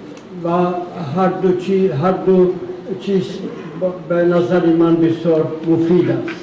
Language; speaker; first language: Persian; non-native, fluent; Czech